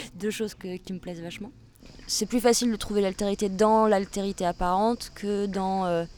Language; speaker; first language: French; native; French